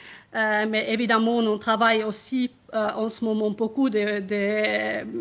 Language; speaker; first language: French; non-native, fluent; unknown